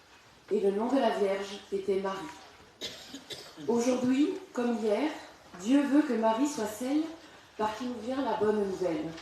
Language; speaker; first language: French; native; French